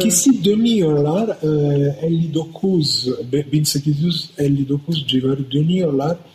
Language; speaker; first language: Turkish; non-native, fluent; Italian